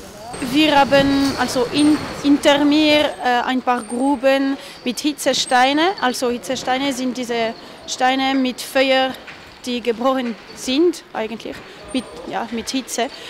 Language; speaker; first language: German; non-native, fluent; French